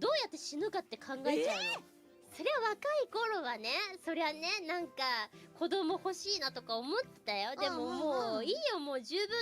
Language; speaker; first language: Japanese; native; Japanese